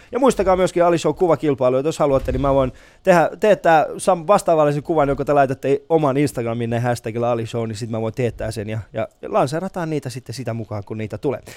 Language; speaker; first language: Finnish; early bilingual, other home language; Persian